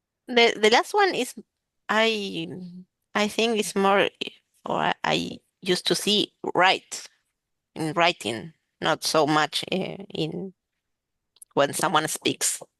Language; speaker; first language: English; non-native, fluent; Spanish